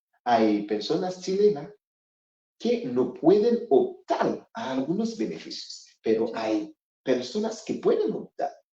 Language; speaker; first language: Spanish; non-native, fluent; Haitian Creole